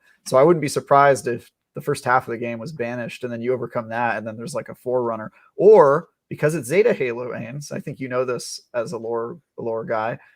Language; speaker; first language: English; native; English